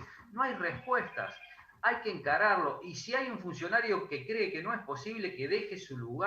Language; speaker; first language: Spanish; native; Spanish